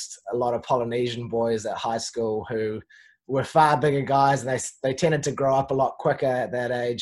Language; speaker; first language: English; native; English